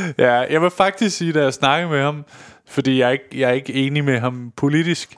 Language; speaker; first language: Danish; early bilingual, other home language; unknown